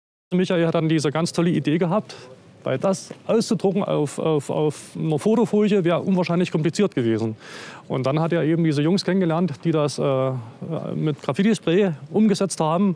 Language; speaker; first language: German; native; German